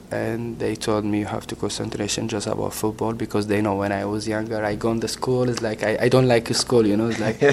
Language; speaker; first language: English; non-native, learner; Arabic